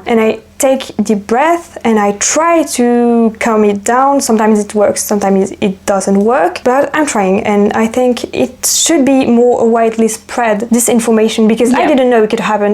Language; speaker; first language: English; non-native, fluent; French